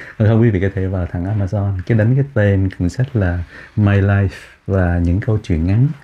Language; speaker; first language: Vietnamese; native; Vietnamese